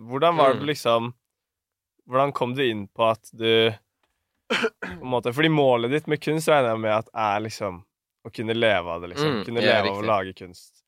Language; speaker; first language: Norwegian; native; Norwegian